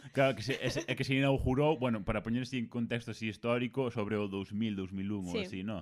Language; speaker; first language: Galician; native; Galician